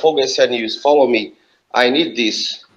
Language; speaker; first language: English; non-native, learner; Portuguese